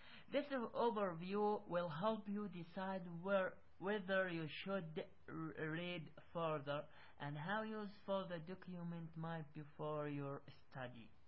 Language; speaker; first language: English; non-native, fluent; Arabic